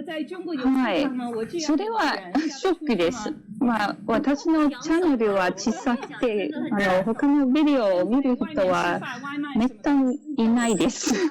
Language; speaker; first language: Japanese; non-native, fluent; English